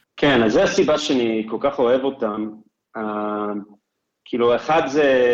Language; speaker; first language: Hebrew; non-native, fluent; English